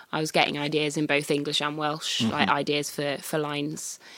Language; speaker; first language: English; native; English